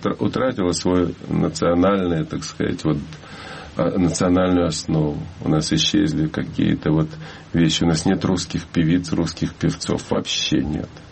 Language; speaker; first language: Russian; native; Russian